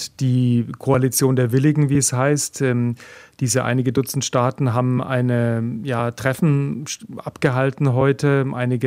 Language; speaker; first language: German; native; German